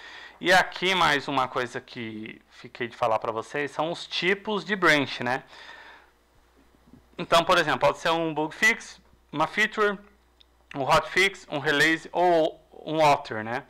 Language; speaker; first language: Portuguese; native; Portuguese